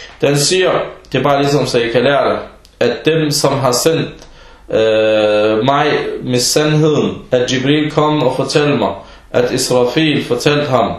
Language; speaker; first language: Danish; early bilingual, other home language; Arabic